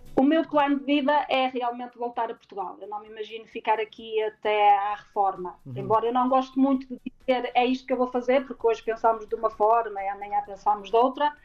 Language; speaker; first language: Portuguese; native; Portuguese